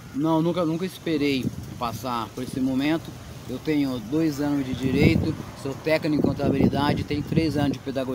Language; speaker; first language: Portuguese; native; Portuguese